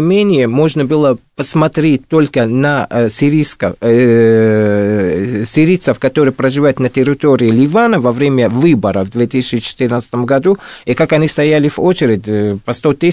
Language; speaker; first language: Russian; non-native, fluent; Arabic